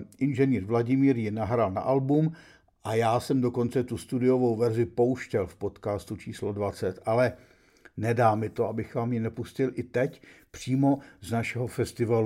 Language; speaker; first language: Czech; native; Czech